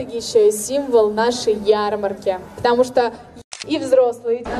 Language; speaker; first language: Russian; native; Russian